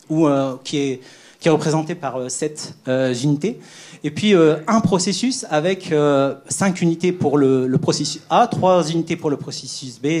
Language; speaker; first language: French; native; French